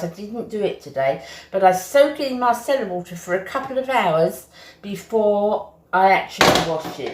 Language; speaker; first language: English; native; English